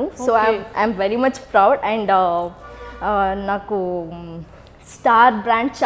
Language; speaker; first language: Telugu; non-native, learner; Kannada